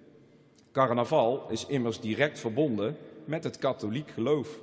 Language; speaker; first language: Dutch; native; Dutch